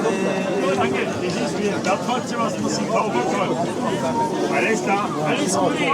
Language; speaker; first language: German; native; German